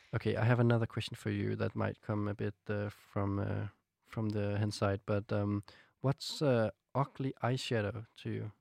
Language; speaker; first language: English; non-native, fluent; Danish